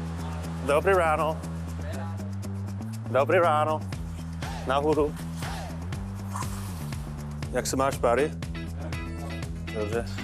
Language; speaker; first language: Czech; non-native, learner; English